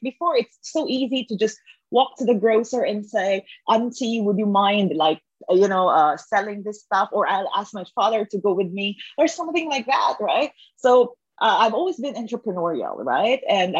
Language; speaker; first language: English; non-native, local second language; Filipino